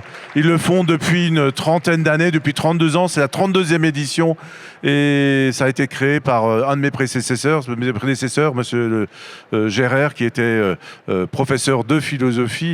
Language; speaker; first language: French; native; French